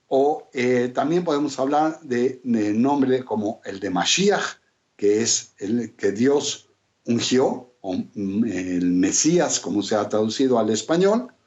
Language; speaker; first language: Spanish; native; Spanish